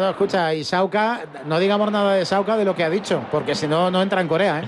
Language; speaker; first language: Spanish; native; Spanish